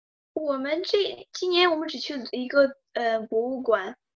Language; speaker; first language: Chinese; early bilingual, other home language; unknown